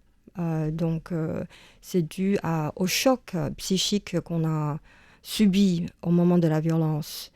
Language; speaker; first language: French; non-native, fluent; Chinese